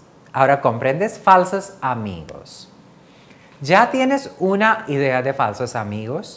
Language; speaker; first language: Spanish; non-native, fluent; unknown